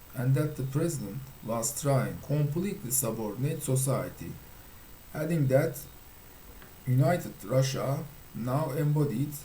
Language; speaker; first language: English; non-native, fluent; Turkish